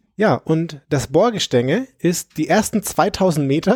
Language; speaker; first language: German; native; German